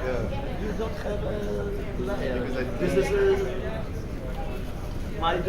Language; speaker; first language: English; non-native, learner; Polish